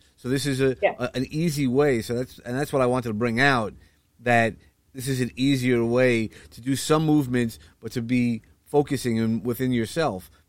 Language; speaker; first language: English; native; English